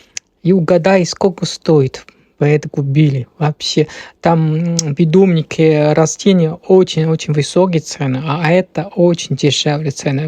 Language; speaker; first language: Russian; non-native, learner; Chinese